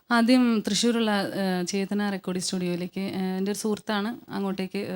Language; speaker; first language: Malayalam; native; Malayalam